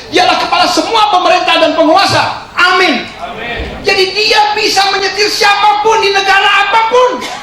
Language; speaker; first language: Indonesian; early bilingual, heritage; Indonesian